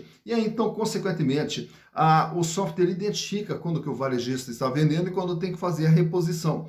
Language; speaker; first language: Portuguese; native; Portuguese